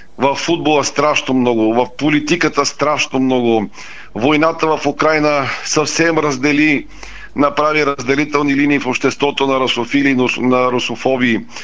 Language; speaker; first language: Bulgarian; native; Bulgarian